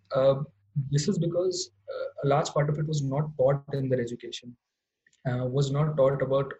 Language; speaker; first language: English; non-native, local second language; Hindi